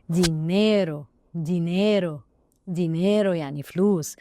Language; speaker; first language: Spanish; non-native, learner; Arabic